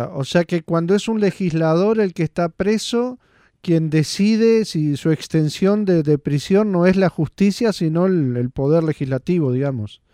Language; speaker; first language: Spanish; native; Spanish